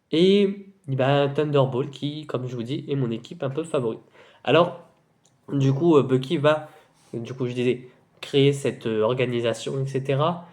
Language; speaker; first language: French; native; French